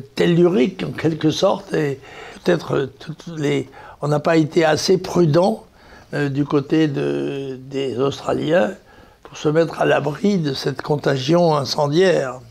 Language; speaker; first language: French; native; French